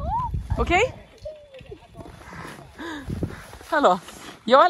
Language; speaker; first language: Swedish; native; Swedish